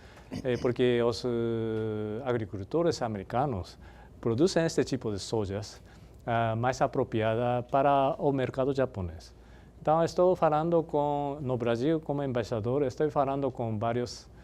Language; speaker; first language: Portuguese; non-native, fluent; Japanese